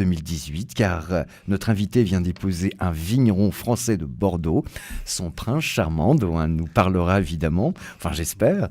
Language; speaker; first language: French; native; French